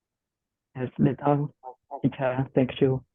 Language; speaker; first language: English; non-native, learner; Khmer